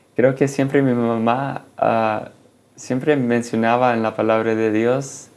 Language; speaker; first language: Spanish; early bilingual, heritage; Spanish